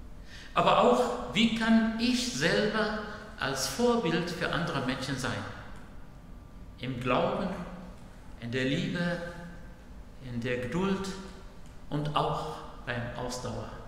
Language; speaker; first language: German; non-native, fluent; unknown